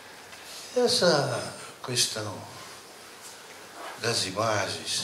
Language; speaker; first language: Italian; non-native, learner; Portuguese